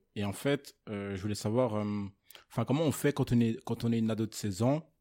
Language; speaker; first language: French; non-native, fluent; Portuguese